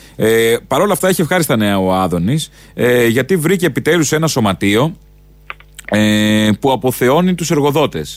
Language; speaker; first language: Greek; native; Greek